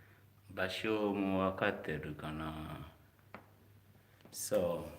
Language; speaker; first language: Japanese; non-native, learner; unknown